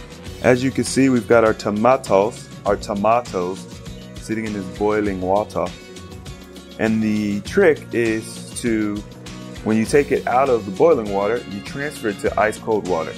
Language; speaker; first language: English; native; English